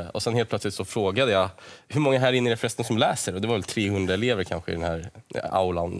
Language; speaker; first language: Swedish; native; Swedish